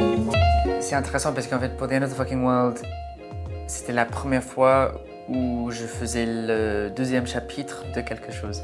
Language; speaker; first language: French; non-native, fluent; English